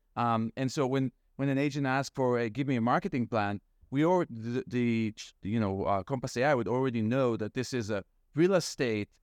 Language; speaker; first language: English; non-native, fluent; Hebrew